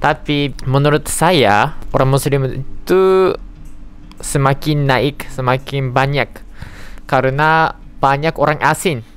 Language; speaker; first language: Indonesian; non-native, fluent; Japanese